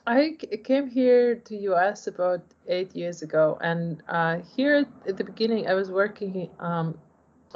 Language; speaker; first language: English; non-native, fluent; Polish